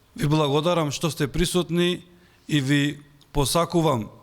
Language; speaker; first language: Macedonian; non-native, local second language; Albanian